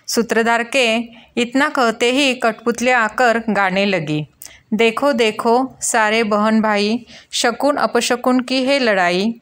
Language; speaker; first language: Hindi; non-native, local second language; Marathi